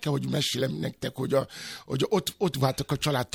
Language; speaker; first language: Hungarian; non-native, fluent; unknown